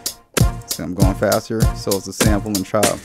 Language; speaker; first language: English; native; English